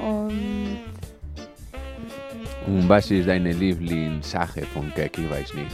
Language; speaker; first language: German; non-native, learner; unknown